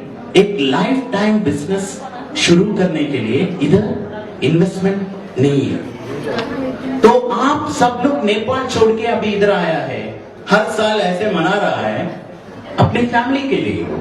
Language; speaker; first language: Hindi; non-native, learner; Nepali